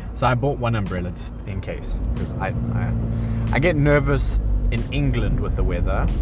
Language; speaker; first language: English; native; English